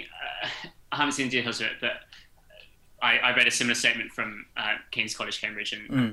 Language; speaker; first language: English; native; English